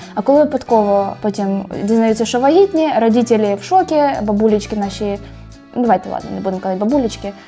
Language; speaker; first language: Ukrainian; non-native, local second language; Russian